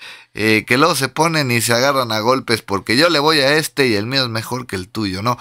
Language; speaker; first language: Spanish; native; Spanish